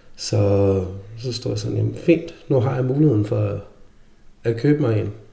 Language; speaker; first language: Danish; early bilingual, other home language; Faroese